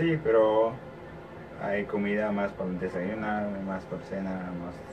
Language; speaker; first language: Spanish; non-native, learner; French